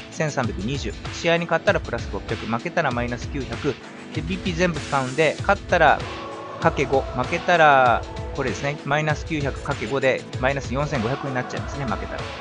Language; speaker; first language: Japanese; native; Japanese